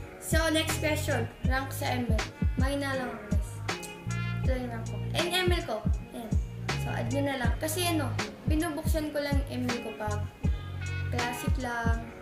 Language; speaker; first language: Filipino; native; Filipino